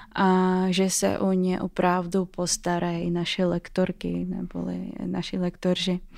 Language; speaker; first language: Czech; non-native, fluent; Russian